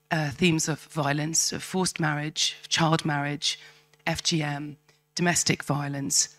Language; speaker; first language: English; native; English